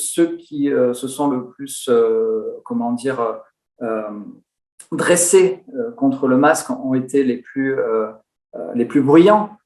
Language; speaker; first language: French; native; French